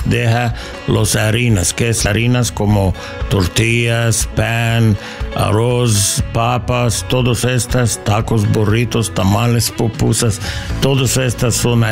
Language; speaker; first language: Spanish; non-native, learner; English